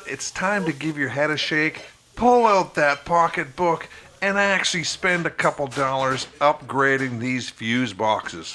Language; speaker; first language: English; native; English